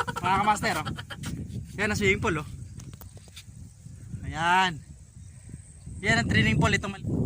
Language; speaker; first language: Filipino; non-native, local second language; Cebuano